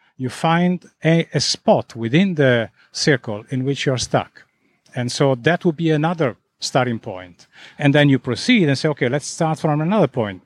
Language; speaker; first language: English; non-native, fluent; Italian